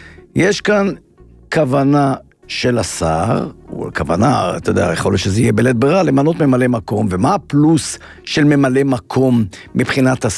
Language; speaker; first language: Hebrew; native; Hebrew